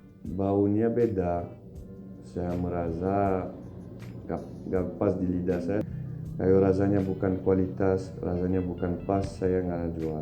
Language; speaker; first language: Indonesian; non-native, fluent; Turkish